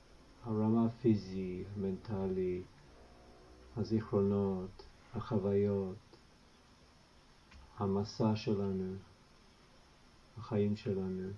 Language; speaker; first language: Hebrew; non-native, fluent; English